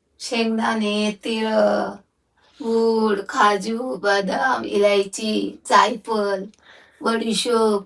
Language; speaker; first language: Marathi; non-native, local second language; Telugu